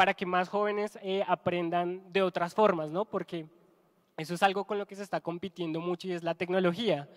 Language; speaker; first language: Spanish; native; Spanish